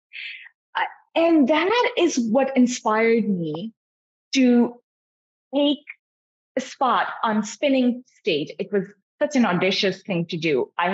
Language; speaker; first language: English; non-native, local second language; Urdu